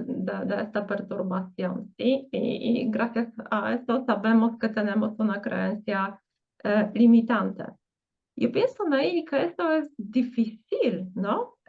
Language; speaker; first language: Spanish; non-native, fluent; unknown